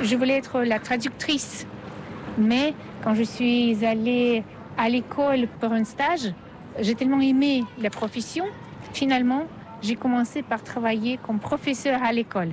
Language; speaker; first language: French; non-native, fluent; Russian